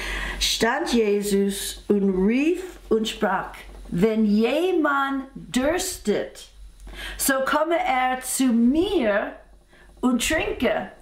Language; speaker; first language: German; non-native, fluent; English